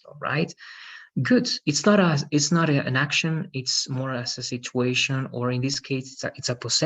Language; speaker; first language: English; non-native, fluent; Spanish